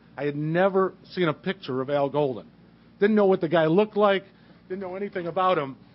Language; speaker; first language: English; native; English